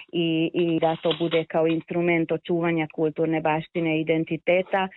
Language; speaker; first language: Croatian; early bilingual, heritage; Croatian